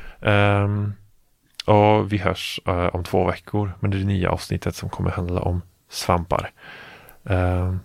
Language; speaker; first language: Swedish; non-native, fluent; Polish